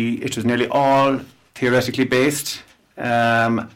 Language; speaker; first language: English; native; English